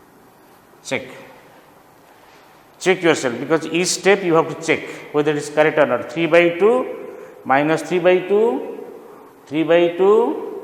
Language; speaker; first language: English; non-native, local second language; Odia